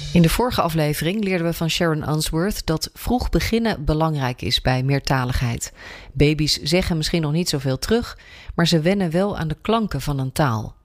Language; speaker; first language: Dutch; native; Dutch